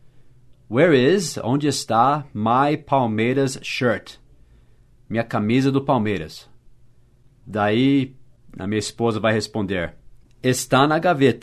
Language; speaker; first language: Portuguese; non-native, fluent; English